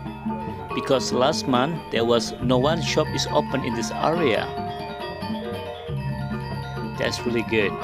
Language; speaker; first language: English; non-native, learner; Indonesian